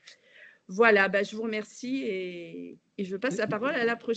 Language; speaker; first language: French; native; French